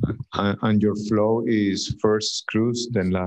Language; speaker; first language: English; non-native, fluent; Spanish